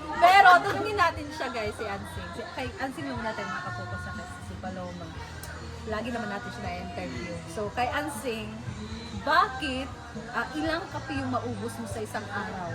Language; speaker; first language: Filipino; non-native, local second language; Cebuano